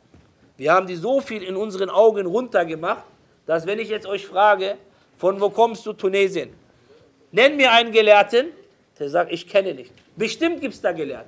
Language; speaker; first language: German; non-native, fluent; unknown